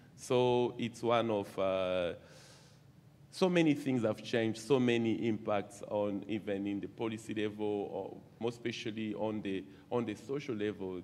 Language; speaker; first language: English; non-native, fluent; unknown